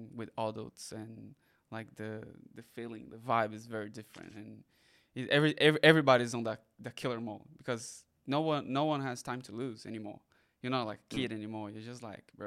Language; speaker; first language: English; non-native, fluent; Portuguese